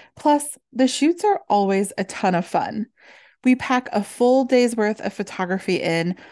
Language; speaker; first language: English; native; English